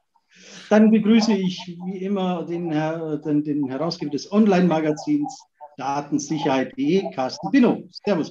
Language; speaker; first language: German; native; German